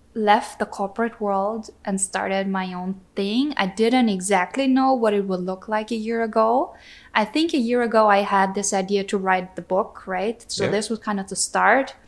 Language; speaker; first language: English; non-native, fluent; German